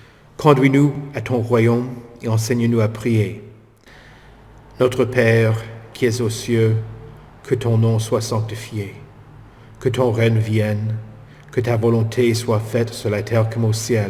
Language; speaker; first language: French; native; French